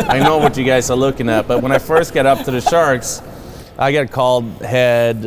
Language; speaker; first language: English; non-native, fluent; Swedish